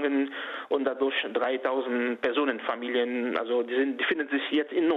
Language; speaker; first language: German; non-native, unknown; Haitian Creole